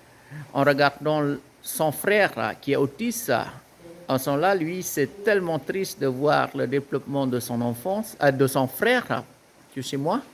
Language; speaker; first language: French; non-native, fluent; Indonesian